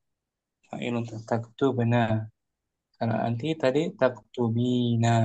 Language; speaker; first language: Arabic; non-native, fluent; Indonesian